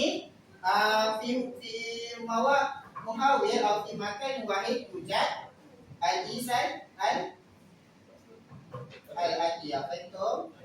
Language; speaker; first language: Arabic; non-native, learner; Malay